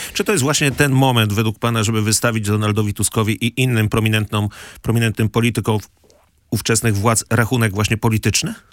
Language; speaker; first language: Polish; native; Polish